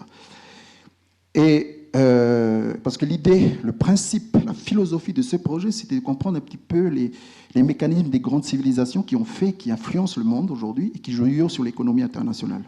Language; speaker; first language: French; native; French